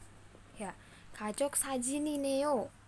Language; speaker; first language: Korean; non-native, fluent; Indonesian